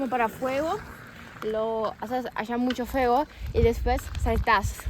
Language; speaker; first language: Spanish; non-native, fluent; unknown